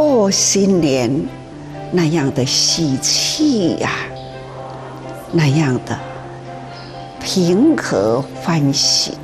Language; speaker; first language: Chinese; non-native, local second language; Min Nan Chinese